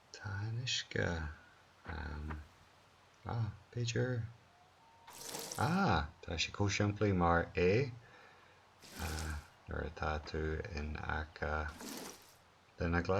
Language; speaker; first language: Irish; non-native, local second language; English